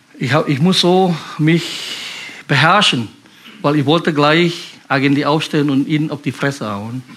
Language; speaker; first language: German; non-native, fluent; Indonesian